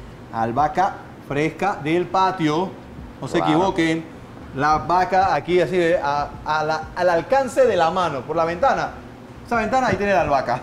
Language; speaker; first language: Spanish; native; Spanish